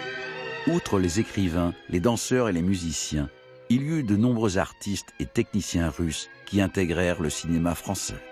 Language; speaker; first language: French; native; French